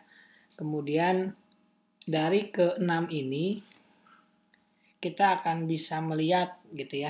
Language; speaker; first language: Indonesian; native; Indonesian